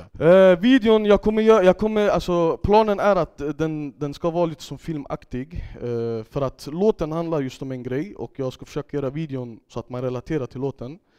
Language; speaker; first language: Swedish; early bilingual, other home language; Kurdish